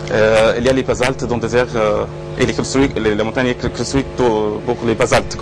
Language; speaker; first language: French; non-native, learner; Arabic